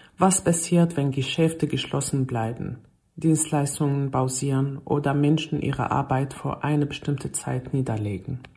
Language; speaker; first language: German; non-native, fluent; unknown